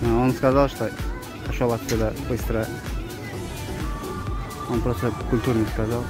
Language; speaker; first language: Russian; non-native, learner; Azerbaijani